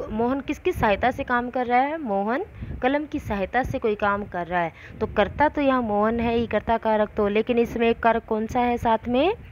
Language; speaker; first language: Hindi; native; Hindi